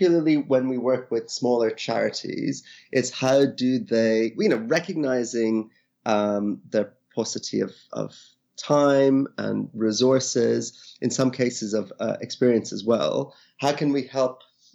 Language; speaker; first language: English; native; English